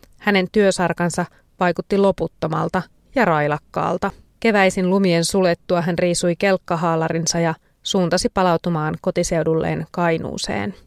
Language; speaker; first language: Finnish; native; Finnish